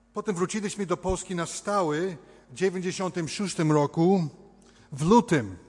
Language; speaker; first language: Polish; early bilingual, other home language; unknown